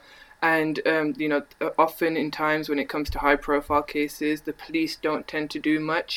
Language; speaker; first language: English; native; English